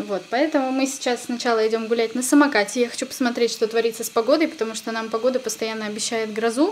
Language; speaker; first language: Russian; native; Russian